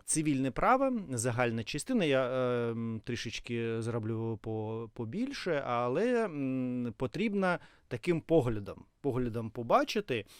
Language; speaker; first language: Ukrainian; non-native, local second language; Russian